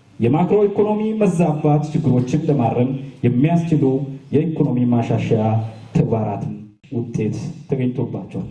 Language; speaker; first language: Amharic; non-native, local second language; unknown